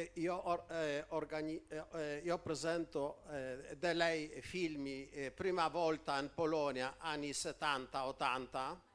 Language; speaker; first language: Italian; non-native, learner; Polish